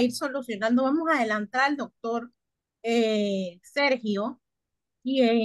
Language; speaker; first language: Spanish; native; Spanish